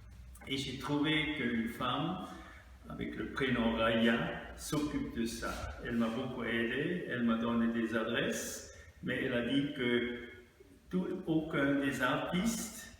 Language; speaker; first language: French; non-native, fluent; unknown